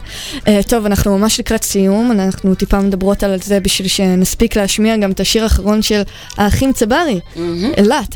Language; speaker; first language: Hebrew; native; Hebrew